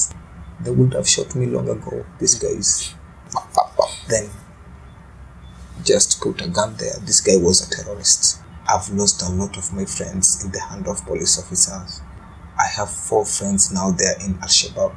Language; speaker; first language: English; non-native, local second language; Swahili